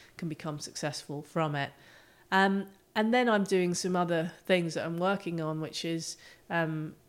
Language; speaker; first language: English; native; English